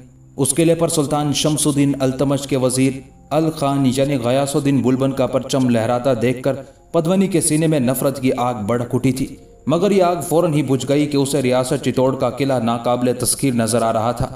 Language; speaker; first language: Urdu; native; Urdu